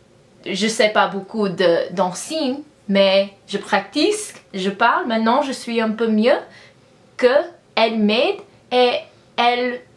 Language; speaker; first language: French; non-native, learner; English